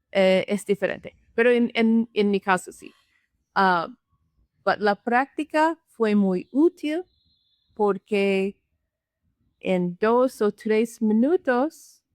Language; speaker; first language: Spanish; non-native, learner; English